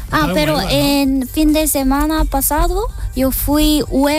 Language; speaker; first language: Spanish; non-native, learner; Korean